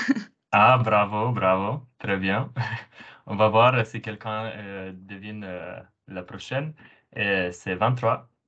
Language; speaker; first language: French; non-native, fluent; Romanian